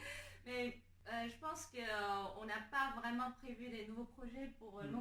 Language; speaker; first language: French; non-native, fluent; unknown